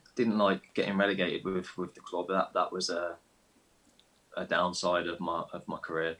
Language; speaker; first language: English; native; English